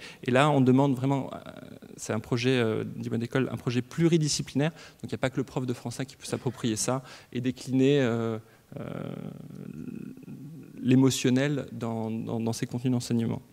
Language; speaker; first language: French; native; French